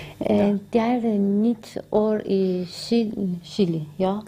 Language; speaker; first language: Norwegian; non-native, learner; Persian